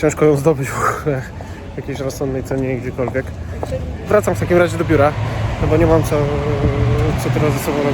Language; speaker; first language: Polish; native; Polish